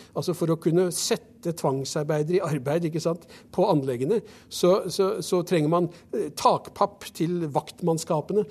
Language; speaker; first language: Norwegian; native; Norwegian